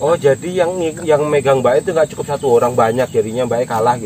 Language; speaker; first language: Indonesian; native; Indonesian